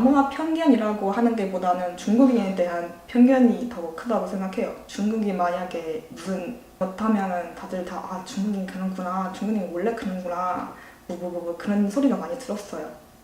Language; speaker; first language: Korean; non-native, fluent; Chinese